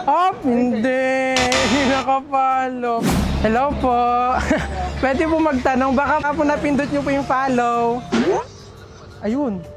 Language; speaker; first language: Filipino; native; Filipino